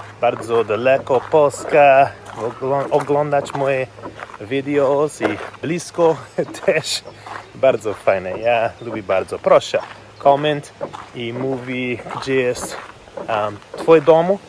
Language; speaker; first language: Polish; non-native, learner; English